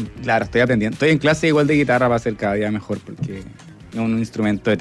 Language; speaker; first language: Spanish; native; Spanish